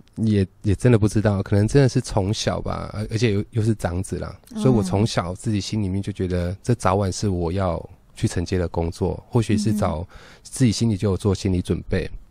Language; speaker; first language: Chinese; native; Chinese